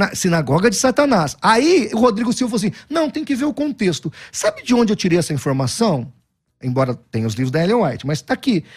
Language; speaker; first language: Portuguese; native; Portuguese